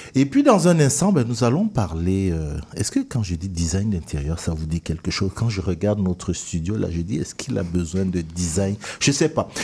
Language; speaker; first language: French; non-native, local second language; Duala